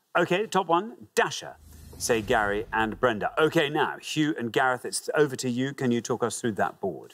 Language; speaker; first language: English; native; English